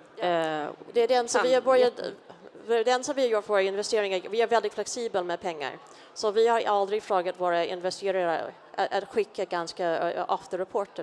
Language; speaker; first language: Swedish; non-native, fluent; English